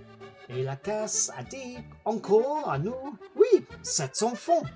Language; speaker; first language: French; non-native, learner; English